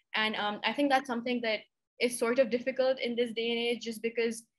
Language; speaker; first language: English; non-native, local second language; Urdu